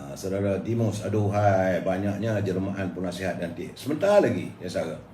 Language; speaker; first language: Malay; native; Malay